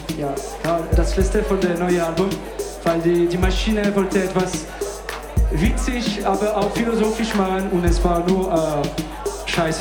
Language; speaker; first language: German; non-native, local second language; French